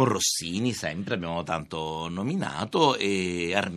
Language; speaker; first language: Italian; native; Italian